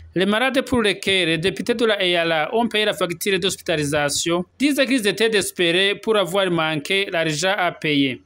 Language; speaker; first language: French; non-native, local second language; Rundi